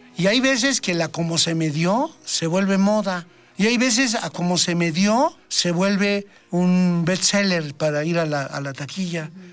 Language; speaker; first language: Spanish; native; Spanish